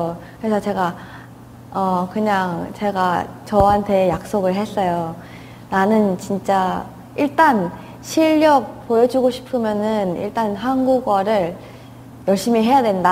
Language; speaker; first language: Korean; non-native, fluent; Thai